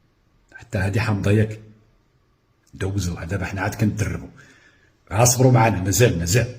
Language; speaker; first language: Arabic; native; Arabic